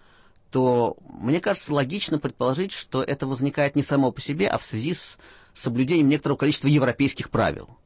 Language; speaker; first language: Russian; native; Russian